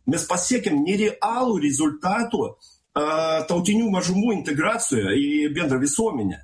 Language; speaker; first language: Lithuanian; non-native, local second language; Russian